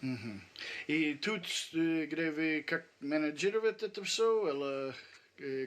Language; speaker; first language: Russian; non-native, learner; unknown